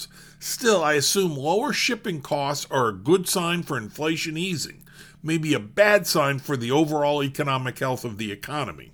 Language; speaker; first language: English; native; English